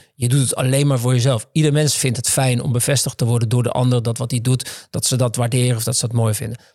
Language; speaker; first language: Dutch; native; Dutch